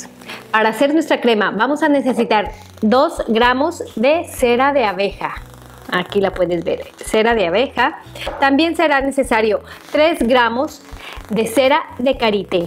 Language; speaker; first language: Spanish; native; Spanish